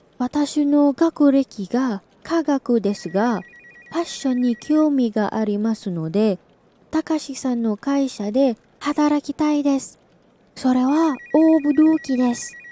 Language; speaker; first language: Japanese; non-native, learner; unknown